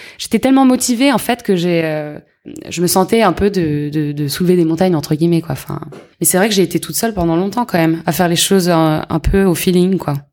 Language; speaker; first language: French; native; French